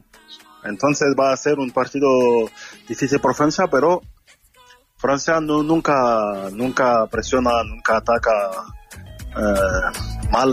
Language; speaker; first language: Spanish; non-native, fluent; French